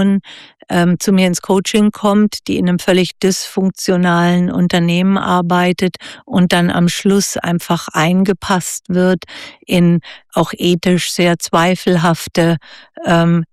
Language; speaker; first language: German; native; German